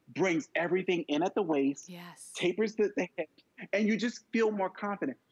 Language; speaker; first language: English; native; English